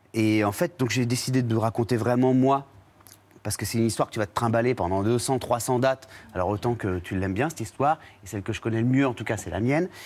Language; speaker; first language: French; native; French